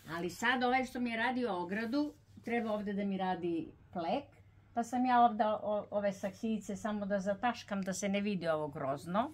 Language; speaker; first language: Croatian; native; Croatian